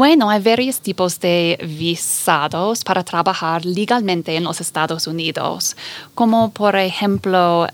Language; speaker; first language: Spanish; non-native, fluent; English